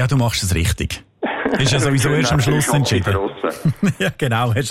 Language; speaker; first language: German; native; German